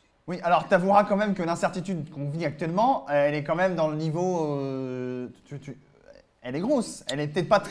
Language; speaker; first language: French; native; French